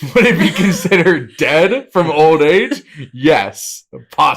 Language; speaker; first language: English; native; English